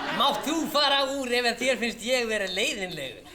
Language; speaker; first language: Icelandic; non-native, fluent; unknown